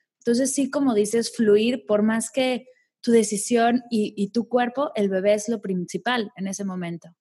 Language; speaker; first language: Spanish; native; Spanish